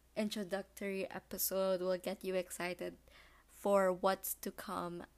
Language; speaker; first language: English; non-native, local second language; Filipino